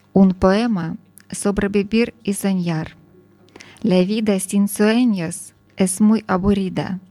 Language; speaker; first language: Spanish; non-native, learner; Ukrainian